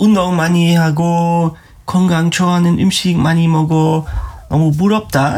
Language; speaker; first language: Korean; non-native, learner; German